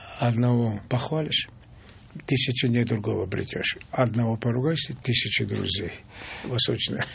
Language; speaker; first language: Russian; non-native, local second language; Georgian